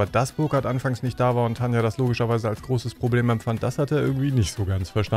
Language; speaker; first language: German; native; German